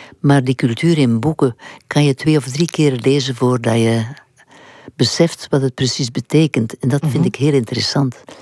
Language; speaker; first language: Dutch; non-native, local second language; French